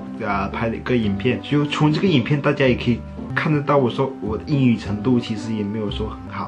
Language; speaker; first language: Chinese; early bilingual, heritage; Chinese